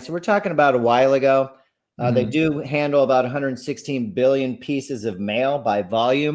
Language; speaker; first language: English; native; English